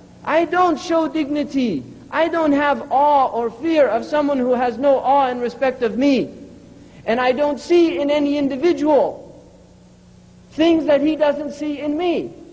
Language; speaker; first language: English; native; English